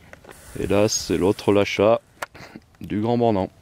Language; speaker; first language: French; native; French